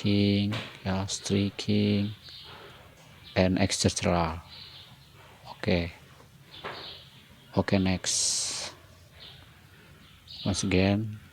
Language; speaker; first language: English; non-native, learner; Indonesian